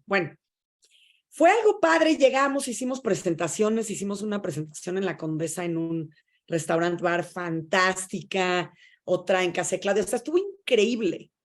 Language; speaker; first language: Spanish; native; Spanish